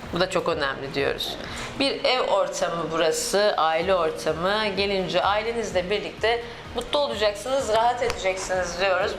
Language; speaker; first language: Turkish; native; Turkish